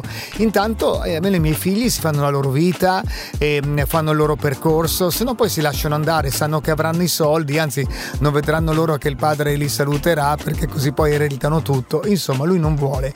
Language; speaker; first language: Italian; native; Italian